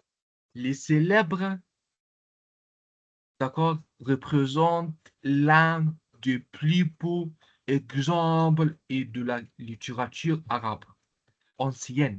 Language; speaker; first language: French; non-native, local second language; Arabic